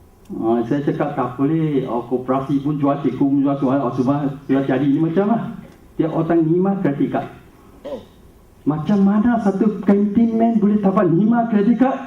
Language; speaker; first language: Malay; non-native, local second language; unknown